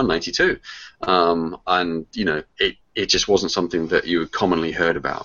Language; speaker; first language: English; native; English